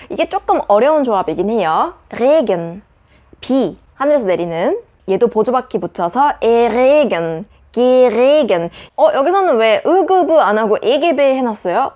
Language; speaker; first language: Korean; native; Korean